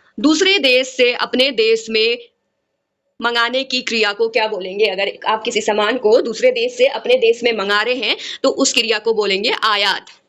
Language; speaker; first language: Hindi; native; Hindi